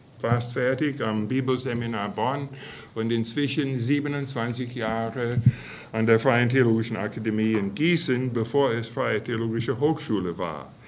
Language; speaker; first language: German; non-native, fluent; English